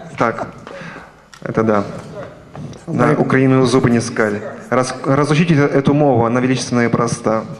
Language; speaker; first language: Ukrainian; non-native, local second language; Russian